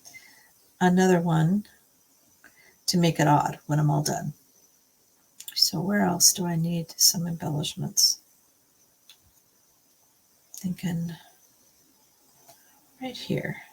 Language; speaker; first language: English; native; English